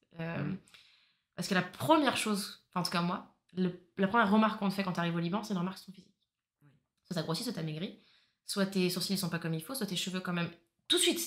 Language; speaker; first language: French; native; French